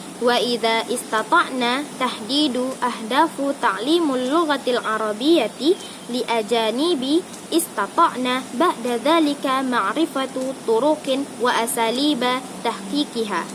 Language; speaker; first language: Arabic; non-native, learner; Indonesian